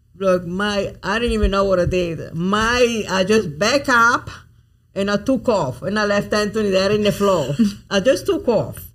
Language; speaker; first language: English; non-native, fluent; Italian